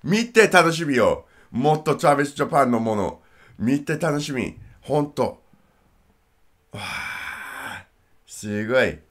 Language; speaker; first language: Japanese; non-native, learner; English